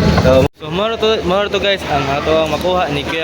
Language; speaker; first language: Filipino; non-native, local second language; Cebuano